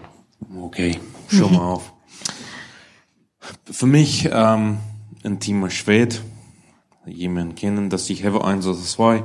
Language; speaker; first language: German; non-native, learner; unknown